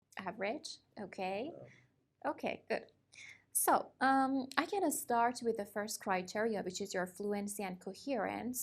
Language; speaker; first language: English; non-native, fluent; Persian